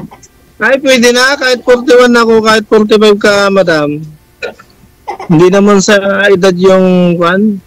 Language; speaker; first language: Filipino; non-native, local second language; Iloko